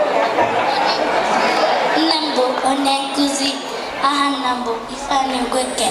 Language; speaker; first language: Igbo; early bilingual, heritage; Igbo